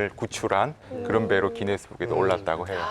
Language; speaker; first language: Korean; native; Korean